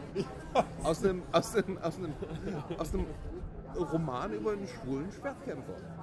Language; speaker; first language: German; native; German